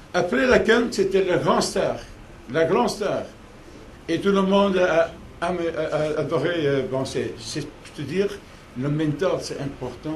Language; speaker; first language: French; non-native, local second language; Dutch